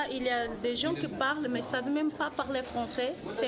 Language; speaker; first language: French; non-native, learner; Arabic